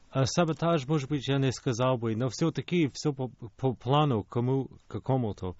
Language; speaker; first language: Russian; non-native, fluent; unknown